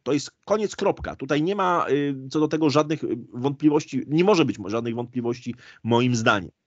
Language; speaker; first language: Polish; native; Polish